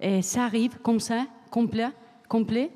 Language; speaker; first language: French; non-native, learner; Spanish